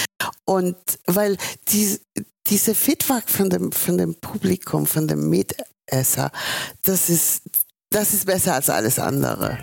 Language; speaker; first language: German; non-native, fluent; Spanish